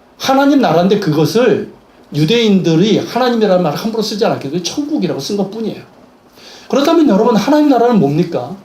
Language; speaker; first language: Korean; native; Korean